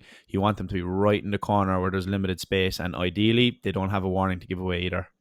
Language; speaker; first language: English; native; English